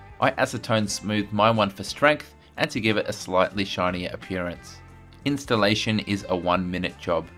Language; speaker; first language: English; native; English